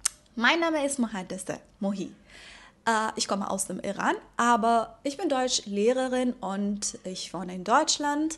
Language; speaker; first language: German; non-native, fluent; Persian